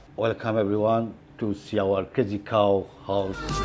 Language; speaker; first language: English; non-native, learner; French